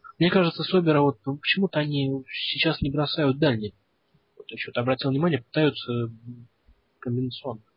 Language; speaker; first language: Russian; early bilingual, heritage; Russian